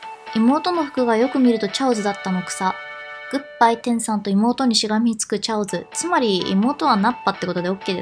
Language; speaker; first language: Japanese; native; Japanese